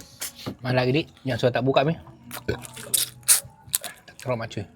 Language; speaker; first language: Malay; native; Malay